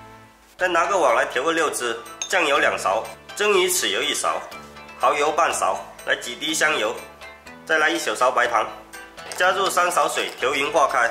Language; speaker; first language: Chinese; non-native, local second language; Min Nan Chinese